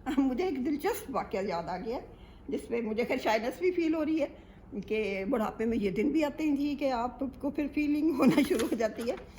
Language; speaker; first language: Urdu; native; Urdu